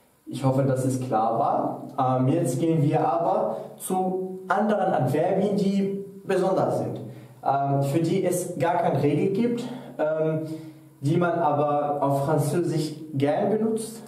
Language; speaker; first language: German; non-native, fluent; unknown